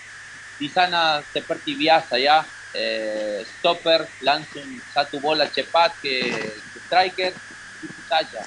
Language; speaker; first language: Indonesian; non-native, learner; Spanish